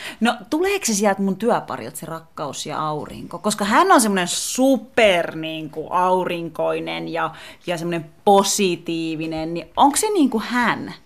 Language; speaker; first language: Finnish; early bilingual, other home language; Turkish